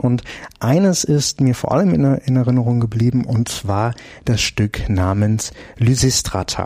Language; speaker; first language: German; native; German